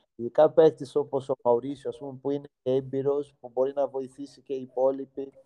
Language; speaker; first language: Greek; non-native, fluent; Portuguese